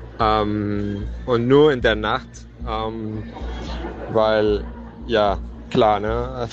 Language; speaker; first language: German; non-native, fluent; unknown